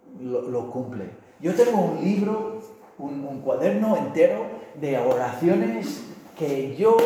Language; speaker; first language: Spanish; non-native, fluent; English